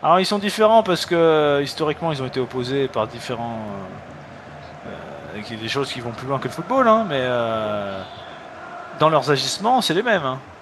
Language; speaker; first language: French; native; French